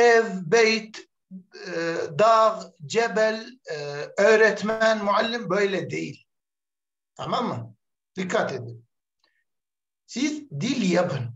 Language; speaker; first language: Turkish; non-native, learner; Arabic